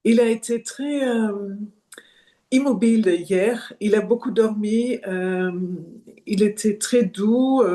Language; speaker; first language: French; non-native, fluent; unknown